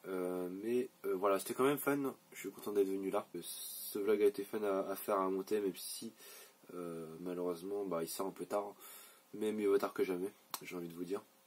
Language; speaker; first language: French; native; French